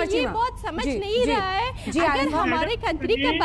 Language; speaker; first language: Hindi; non-native, learner; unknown